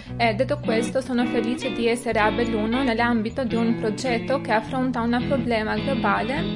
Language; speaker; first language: Italian; non-native, fluent; Albanian